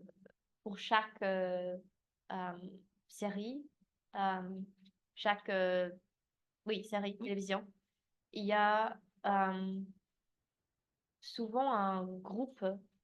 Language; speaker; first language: French; early bilingual, heritage; English